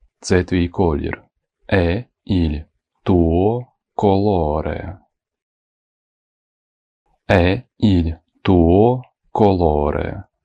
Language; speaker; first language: Italian; non-native, fluent; Ukrainian